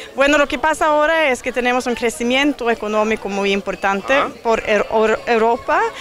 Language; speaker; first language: Spanish; non-native, fluent; Swedish